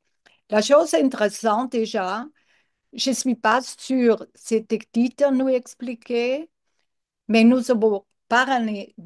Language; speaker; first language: French; non-native, learner; English